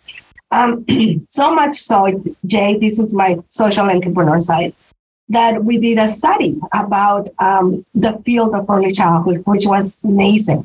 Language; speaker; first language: English; non-native, fluent; Spanish